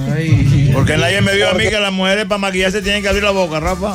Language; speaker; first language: Spanish; native; Spanish